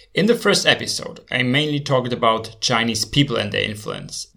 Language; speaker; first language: English; non-native, fluent; German